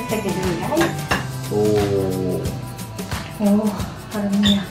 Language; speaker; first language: Indonesian; non-native, learner; Japanese